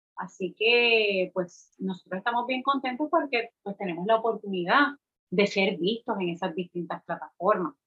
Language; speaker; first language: Spanish; native; Spanish